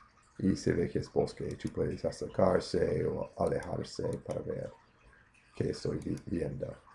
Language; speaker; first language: Spanish; non-native, fluent; English